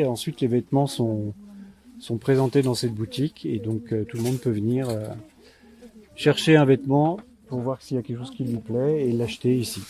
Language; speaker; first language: French; native; French